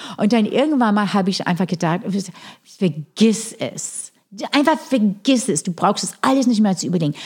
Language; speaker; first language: German; non-native, fluent; English